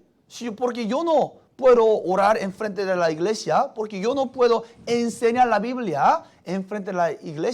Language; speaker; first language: Spanish; non-native, fluent; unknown